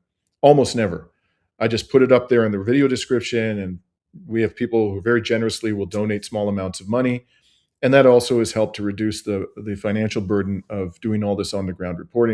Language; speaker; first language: English; native; English